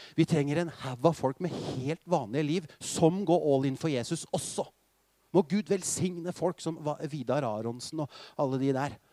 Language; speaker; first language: Norwegian; native; Norwegian